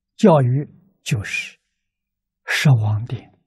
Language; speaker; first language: Chinese; native; Chinese